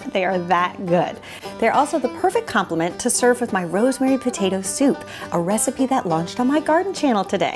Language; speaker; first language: English; native; English